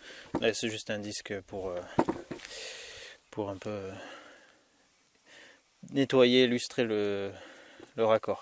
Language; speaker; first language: French; native; French